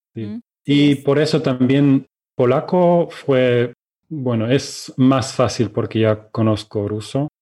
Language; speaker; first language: Spanish; non-native, fluent; Russian